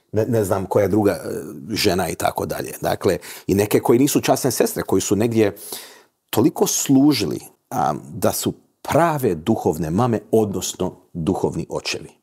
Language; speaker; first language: Croatian; early bilingual, heritage; Croatian